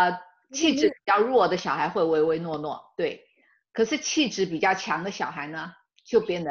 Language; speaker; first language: Chinese; native; Chinese